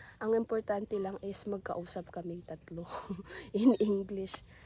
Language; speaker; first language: English; non-native, local second language; Cebuano